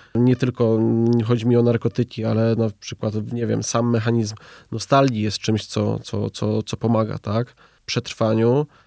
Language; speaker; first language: Polish; native; Polish